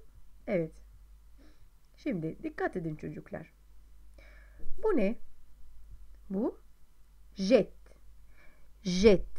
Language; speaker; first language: Turkish; non-native, fluent; Arabic